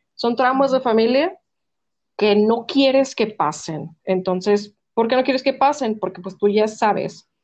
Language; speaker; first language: Spanish; native; Spanish